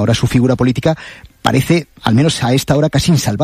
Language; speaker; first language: Spanish; native; Spanish